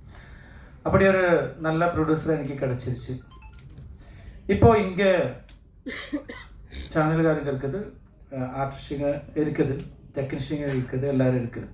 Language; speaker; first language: Tamil; non-native, learner; Malayalam